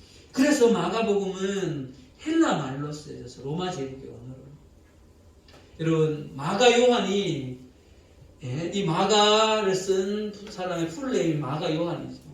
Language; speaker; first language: Korean; native; Korean